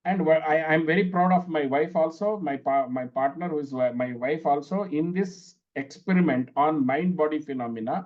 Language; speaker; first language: English; non-native, local second language; Kannada